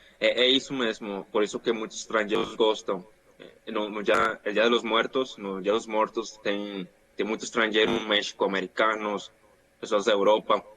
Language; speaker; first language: Portuguese; non-native, fluent; Spanish